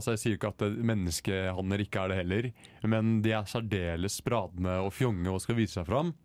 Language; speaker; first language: Norwegian; native; Norwegian